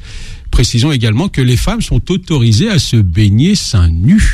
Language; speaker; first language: French; native; French